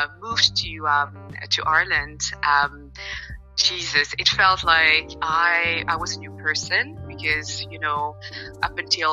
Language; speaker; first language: English; non-native, fluent; French